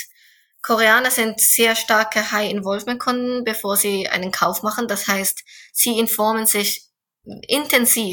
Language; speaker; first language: German; non-native, fluent; Korean